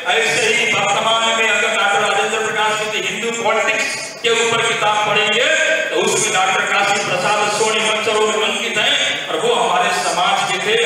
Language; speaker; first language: Hindi; native; Hindi